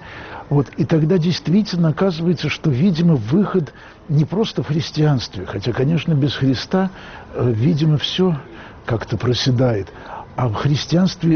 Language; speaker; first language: Russian; native; Russian